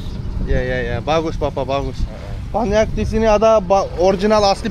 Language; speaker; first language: Indonesian; non-native, learner; Turkish